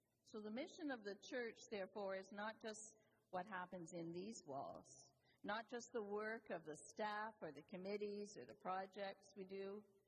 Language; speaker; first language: English; native; English